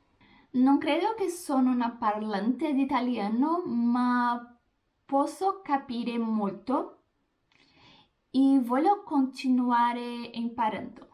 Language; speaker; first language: Italian; non-native, learner; Portuguese